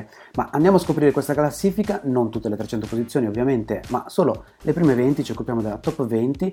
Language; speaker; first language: Italian; native; Italian